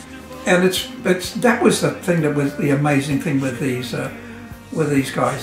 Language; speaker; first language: English; native; English